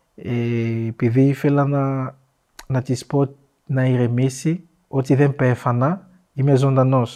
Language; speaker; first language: Greek; non-native, fluent; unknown